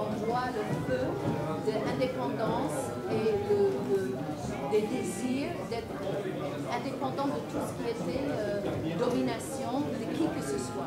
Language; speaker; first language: French; non-native, fluent; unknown